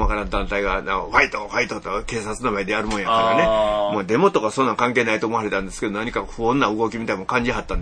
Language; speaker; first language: Japanese; native; Japanese